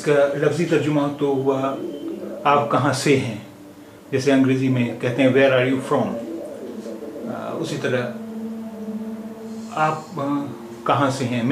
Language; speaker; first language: Urdu; native; Urdu